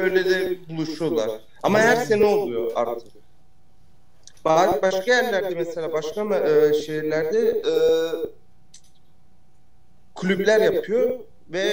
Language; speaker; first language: Turkish; early bilingual, heritage; Turkish